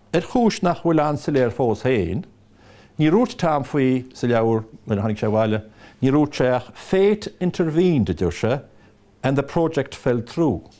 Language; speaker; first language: Irish; native; Irish